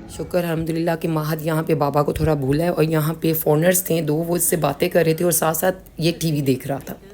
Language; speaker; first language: Urdu; native; Urdu